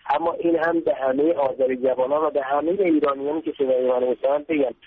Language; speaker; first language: Persian; non-native, local second language; Azerbaijani